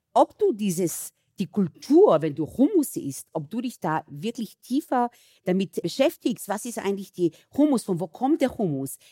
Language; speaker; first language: German; early bilingual, other home language; Hebrew